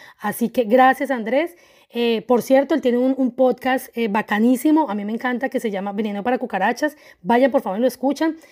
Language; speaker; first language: Spanish; native; Spanish